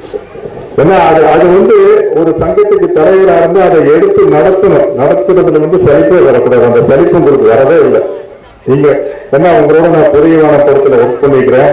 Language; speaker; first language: Tamil; native; Tamil